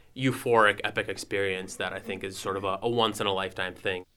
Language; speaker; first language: English; non-native, fluent; Russian